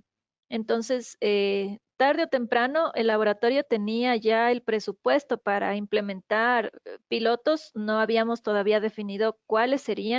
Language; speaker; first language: Spanish; native; Spanish